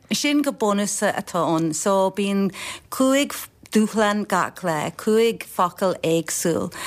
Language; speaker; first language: Irish; non-native, local second language; English